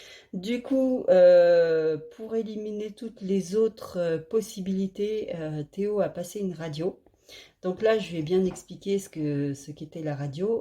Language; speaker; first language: French; native; French